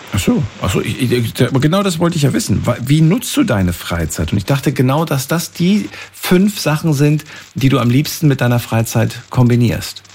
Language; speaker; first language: German; native; German